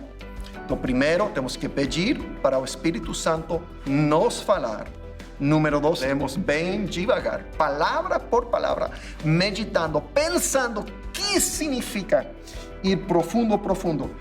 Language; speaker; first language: Portuguese; non-native, fluent; English